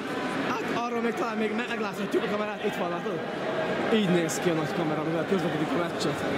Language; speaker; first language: Hungarian; native; Hungarian